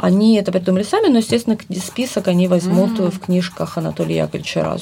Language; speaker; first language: Russian; native; Russian